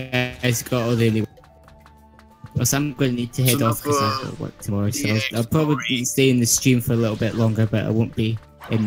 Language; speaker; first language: English; native; English